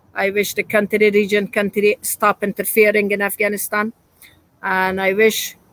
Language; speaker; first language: English; non-native, learner; Persian